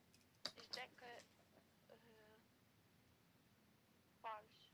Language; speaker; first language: German; non-native, learner; Macedonian